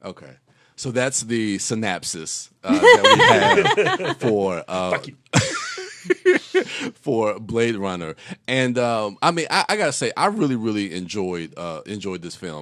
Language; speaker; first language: English; native; English